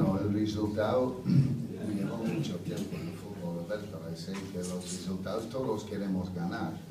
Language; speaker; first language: Spanish; non-native, fluent; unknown